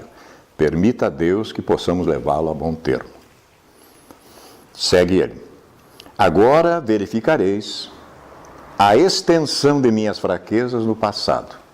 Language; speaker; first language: Portuguese; native; Portuguese